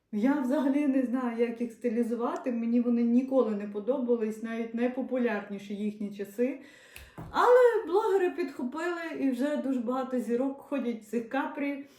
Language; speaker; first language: Ukrainian; non-native, local second language; Russian